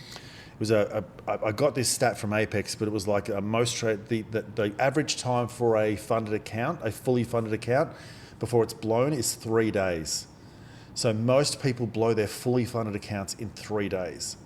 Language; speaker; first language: English; native; English